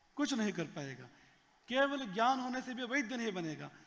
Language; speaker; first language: Hindi; non-native, local second language; Kannada